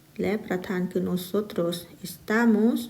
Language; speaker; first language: Spanish; non-native, fluent; Thai